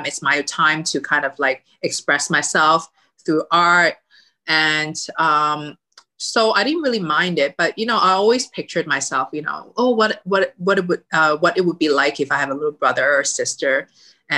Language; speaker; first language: English; early bilingual, other home language; Cantonese